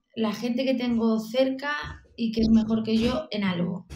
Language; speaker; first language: Spanish; native; Spanish